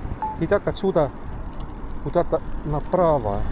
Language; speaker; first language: Russian; non-native, local second language; Estonian